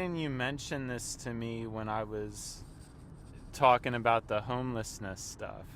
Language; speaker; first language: English; native; English